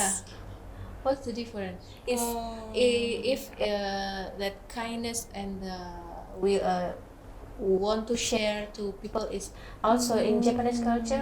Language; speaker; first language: English; non-native, learner; Indonesian